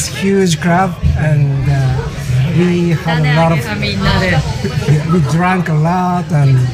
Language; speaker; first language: English; non-native, learner; Japanese